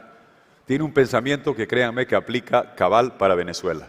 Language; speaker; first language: Spanish; native; Spanish